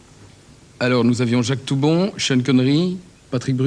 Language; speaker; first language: French; native; French